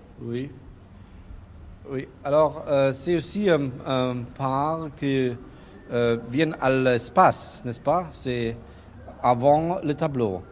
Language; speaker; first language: French; non-native, learner; German